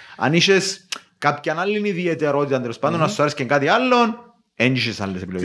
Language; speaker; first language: Greek; native; Greek